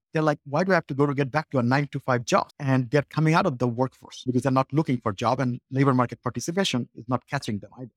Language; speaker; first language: English; non-native, local second language; Bangla